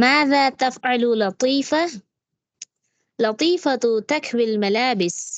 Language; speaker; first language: Arabic; non-native, learner; Tamil